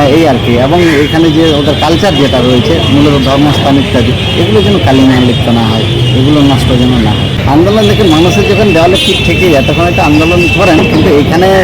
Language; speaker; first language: Bangla; non-native, local second language; Santali